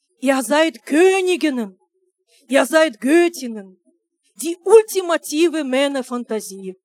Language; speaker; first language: German; non-native, fluent; Russian